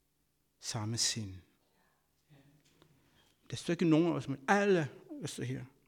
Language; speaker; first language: Danish; non-native, fluent; Kabuverdianu